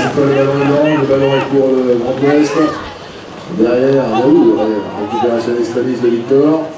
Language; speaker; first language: French; native; French